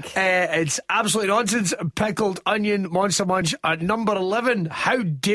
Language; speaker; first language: English; native; English